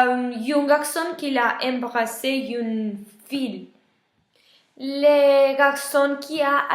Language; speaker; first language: French; non-native, learner; Spanish